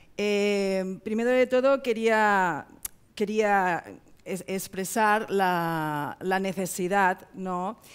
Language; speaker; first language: Spanish; native; Spanish